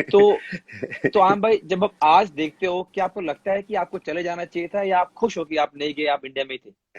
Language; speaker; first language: Hindi; native; Hindi